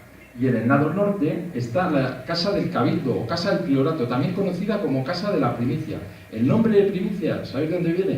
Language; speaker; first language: Spanish; native; Spanish